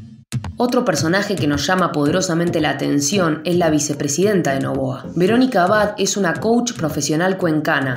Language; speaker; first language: Spanish; native; Spanish